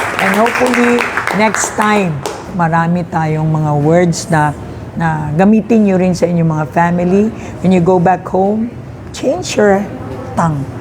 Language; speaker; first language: Filipino; non-native, local second language; Hiligaynon